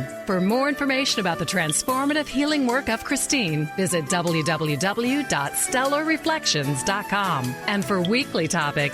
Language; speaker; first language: English; native; English